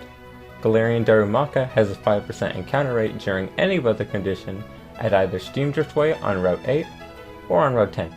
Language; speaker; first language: English; native; English